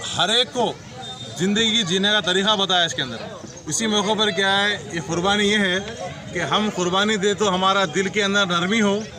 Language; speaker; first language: Urdu; native; Urdu